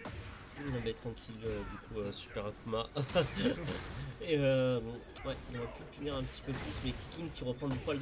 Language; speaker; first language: French; native; French